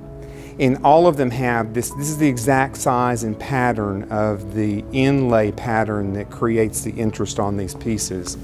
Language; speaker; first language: English; native; English